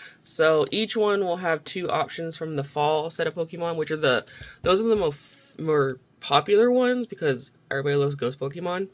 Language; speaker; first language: English; native; English